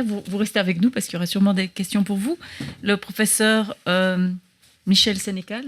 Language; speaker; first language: French; native; French